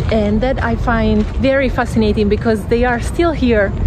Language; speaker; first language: English; non-native, fluent; Italian